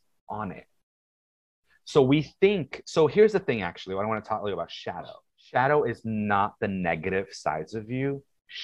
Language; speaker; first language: English; non-native, fluent; Portuguese